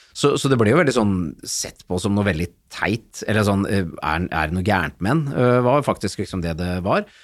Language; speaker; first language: Norwegian; native; Norwegian